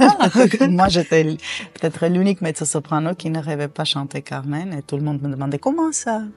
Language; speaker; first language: French; non-native, fluent; Armenian